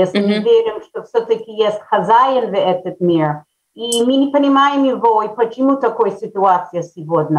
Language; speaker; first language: Russian; early bilingual, heritage; Russian